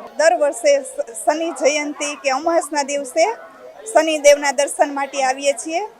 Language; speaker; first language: Gujarati; native; Gujarati